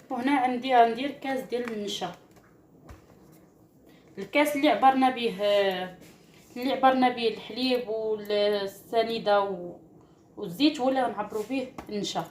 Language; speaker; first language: Arabic; native; Arabic